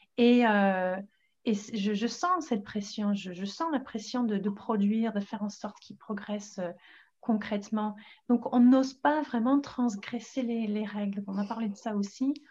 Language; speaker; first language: French; non-native, fluent; English